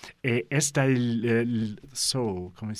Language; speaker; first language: Spanish; non-native, learner; English